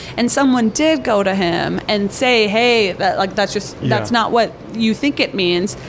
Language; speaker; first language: English; native; English